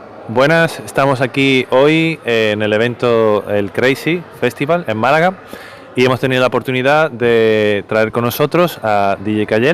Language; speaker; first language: Spanish; native; Spanish